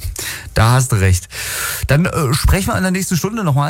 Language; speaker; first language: German; native; German